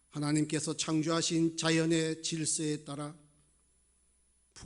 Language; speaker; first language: Korean; native; Korean